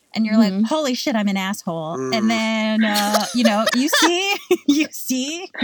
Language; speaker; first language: English; native; English